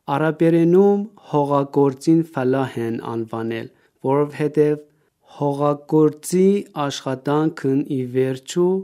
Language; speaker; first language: Armenian; native; Armenian